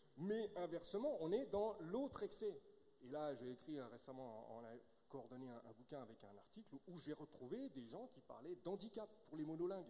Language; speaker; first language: French; native; French